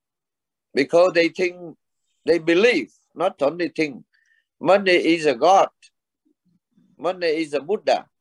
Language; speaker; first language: English; non-native, learner; Vietnamese